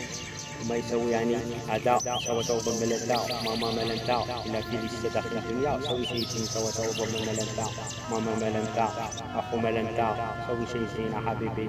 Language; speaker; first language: Arabic; non-native, learner; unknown